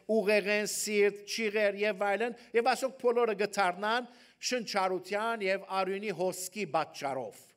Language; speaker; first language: Armenian; early bilingual, heritage; Armenian